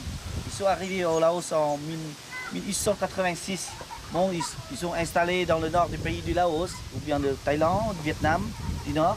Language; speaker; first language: French; non-native, local second language; Lao